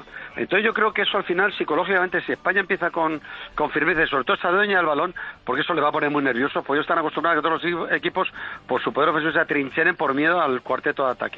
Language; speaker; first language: Spanish; native; Spanish